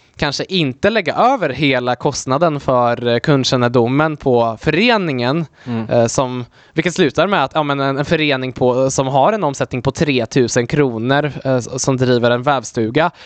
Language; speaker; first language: Swedish; early bilingual, other home language; Polish